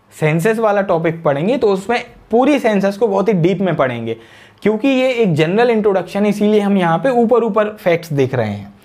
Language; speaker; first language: Hindi; native; Hindi